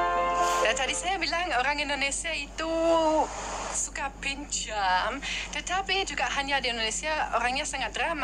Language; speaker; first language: Indonesian; non-native, fluent; German